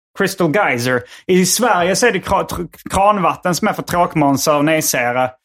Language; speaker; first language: Swedish; native; Swedish